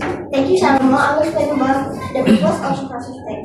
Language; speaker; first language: English; non-native, learner; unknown